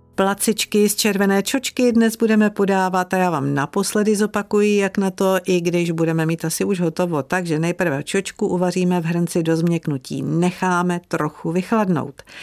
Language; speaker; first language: Czech; native; Czech